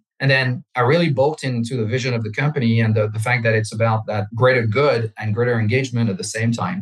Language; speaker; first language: English; non-native, fluent; French